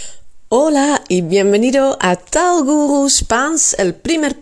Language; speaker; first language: Spanish; non-native, fluent; Dutch